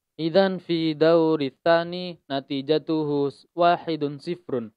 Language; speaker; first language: Arabic; non-native, learner; Indonesian